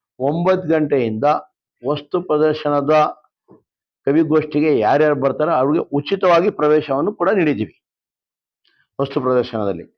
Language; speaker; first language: Kannada; non-native, local second language; Urdu